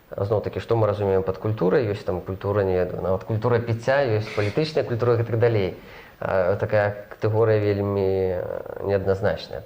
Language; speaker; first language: Belarusian; non-native, local second language; Russian